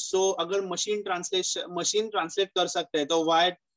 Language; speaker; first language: English; non-native, local second language; Marathi